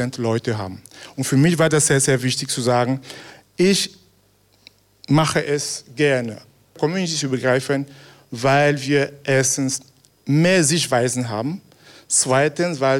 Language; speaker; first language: German; non-native, fluent; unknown